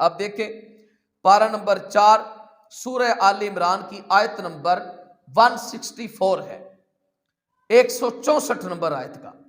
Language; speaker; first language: Urdu; non-native, local second language; Punjabi